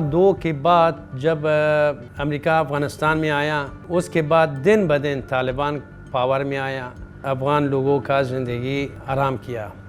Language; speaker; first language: Hindi; non-native, learner; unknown